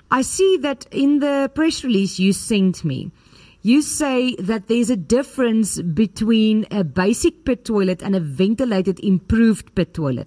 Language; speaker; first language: English; non-native, local second language; Afrikaans